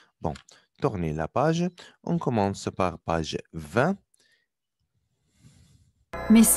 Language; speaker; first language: French; non-native, learner; Arabic